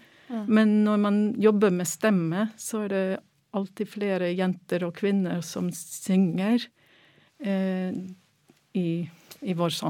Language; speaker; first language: Norwegian; non-native, fluent; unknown